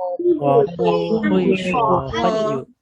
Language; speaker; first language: Chinese; non-native, learner; Malay